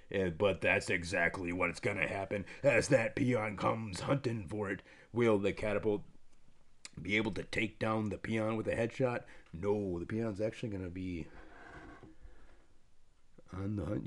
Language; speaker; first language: English; native; English